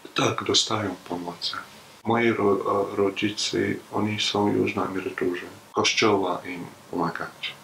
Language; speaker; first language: Polish; non-native, fluent; Arabic